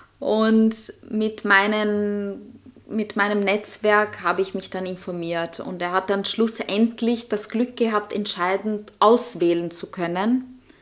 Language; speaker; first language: German; non-native, fluent; Italian